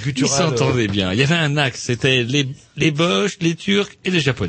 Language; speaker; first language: French; native; French